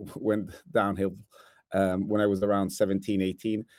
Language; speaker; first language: English; non-native, fluent; Italian